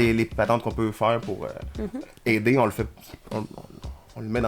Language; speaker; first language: French; native; French